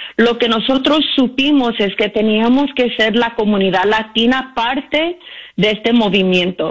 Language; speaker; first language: Spanish; early bilingual, heritage; Spanish